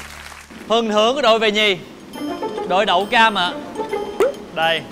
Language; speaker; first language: Vietnamese; native; Vietnamese